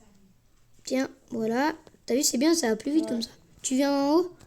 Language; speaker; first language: French; native; French